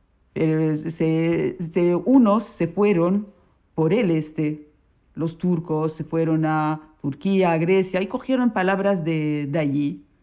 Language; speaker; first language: Spanish; early bilingual, heritage; Spanish